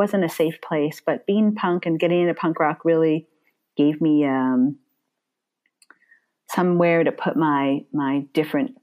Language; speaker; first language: English; native; English